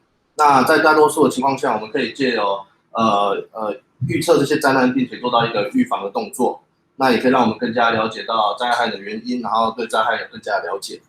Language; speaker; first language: Chinese; native; Chinese